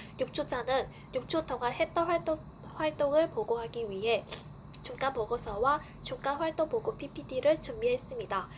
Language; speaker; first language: Korean; non-native, fluent; Vietnamese